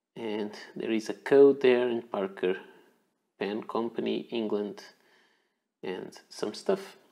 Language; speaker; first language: English; non-native, fluent; Portuguese